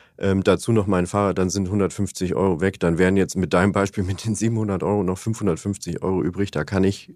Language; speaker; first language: German; native; German